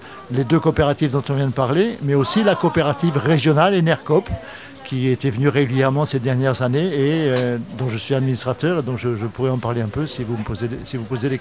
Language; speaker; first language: French; native; French